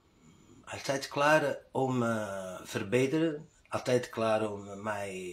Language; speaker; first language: Dutch; non-native, learner; Italian